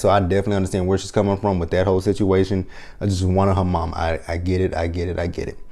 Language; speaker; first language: English; native; English